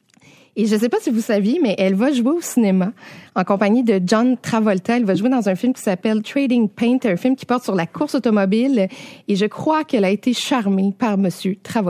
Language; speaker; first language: French; native; French